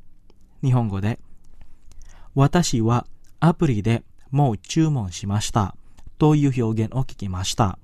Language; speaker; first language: Japanese; non-native, fluent; Indonesian